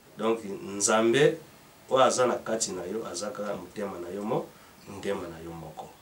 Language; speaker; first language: Lingala; non-native, local second language; Kongo